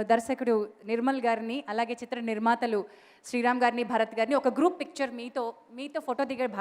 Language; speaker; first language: Telugu; native; Telugu